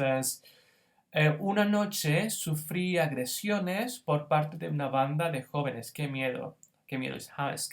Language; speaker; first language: Spanish; non-native, fluent; English